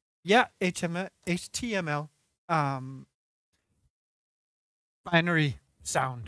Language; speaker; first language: English; non-native, fluent; Danish